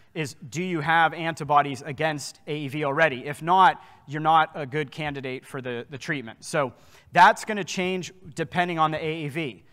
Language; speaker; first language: English; native; English